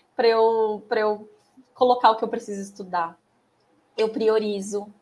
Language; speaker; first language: Portuguese; native; Portuguese